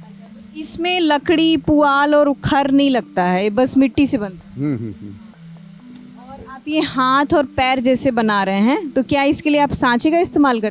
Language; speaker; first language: Hindi; native; Hindi